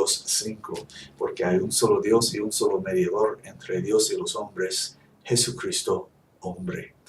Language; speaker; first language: Spanish; non-native, fluent; English